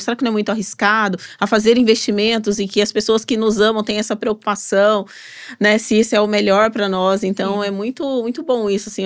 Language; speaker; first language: Portuguese; native; Portuguese